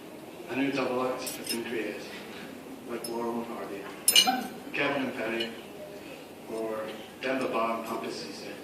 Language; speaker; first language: English; native; English